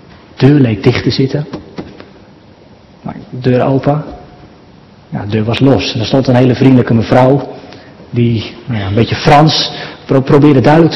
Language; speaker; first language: Dutch; native; Dutch